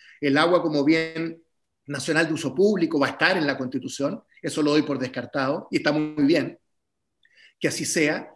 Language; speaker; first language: Spanish; native; Spanish